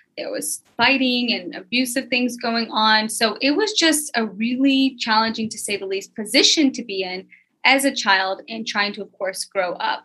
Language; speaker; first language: English; native; English